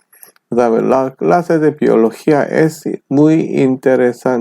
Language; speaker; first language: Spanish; non-native, fluent; Korean